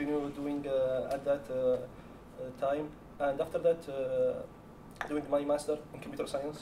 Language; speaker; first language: English; non-native, learner; Arabic